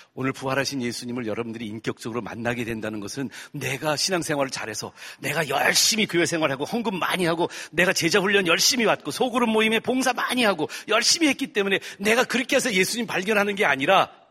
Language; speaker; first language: Korean; early bilingual, heritage; Korean